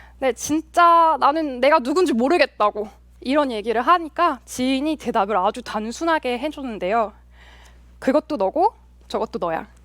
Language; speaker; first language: Korean; early bilingual, heritage; Korean